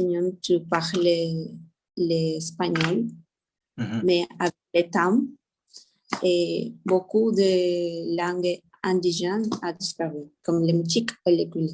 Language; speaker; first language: French; non-native, learner; Spanish